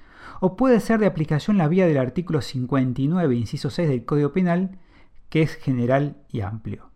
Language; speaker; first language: Spanish; native; Spanish